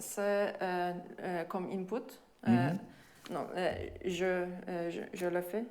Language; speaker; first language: French; non-native, fluent; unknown